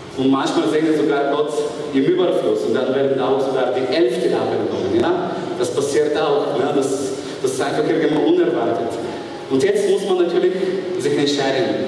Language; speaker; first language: German; non-native, fluent; Bulgarian